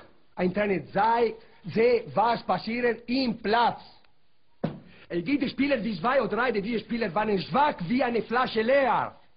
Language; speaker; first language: German; non-native, learner; Italian